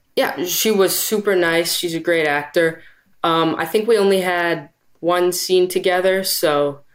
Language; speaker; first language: English; native; English